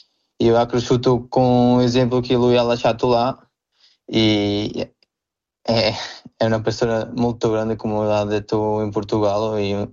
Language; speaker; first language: Italian; non-native, learner; Portuguese